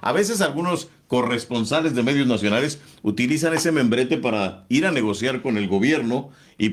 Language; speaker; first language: Spanish; native; Spanish